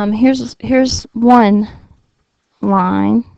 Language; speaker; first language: English; native; English